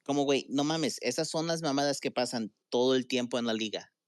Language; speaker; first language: Spanish; early bilingual, heritage; Spanish